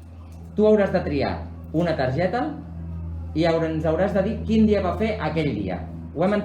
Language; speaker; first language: Catalan; native; Catalan